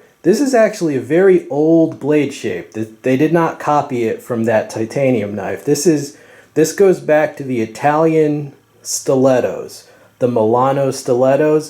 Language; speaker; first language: English; native; English